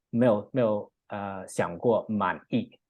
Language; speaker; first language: Chinese; non-native, learner; English